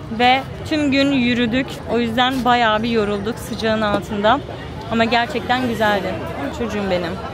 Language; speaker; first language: Turkish; native; Turkish